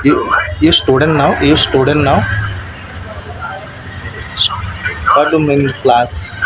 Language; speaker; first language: English; non-native, learner; Bangla